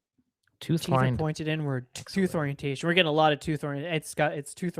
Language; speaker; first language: English; native; English